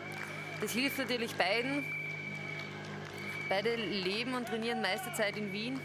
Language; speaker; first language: German; native; German